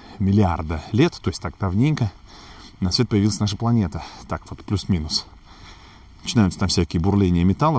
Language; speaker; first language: Russian; native; Russian